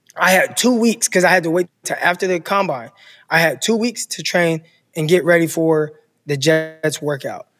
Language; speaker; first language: English; native; English